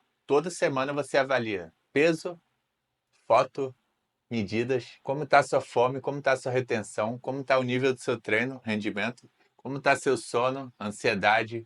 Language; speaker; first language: Portuguese; native; Portuguese